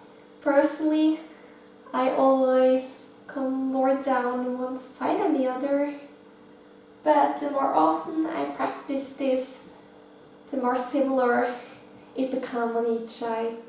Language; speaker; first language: English; non-native, fluent; Norwegian